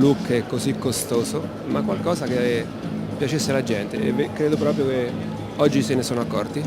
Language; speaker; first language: Italian; native; Italian